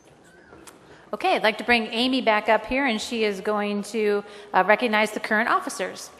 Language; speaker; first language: English; native; English